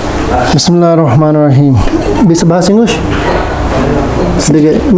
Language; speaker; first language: Indonesian; non-native, learner; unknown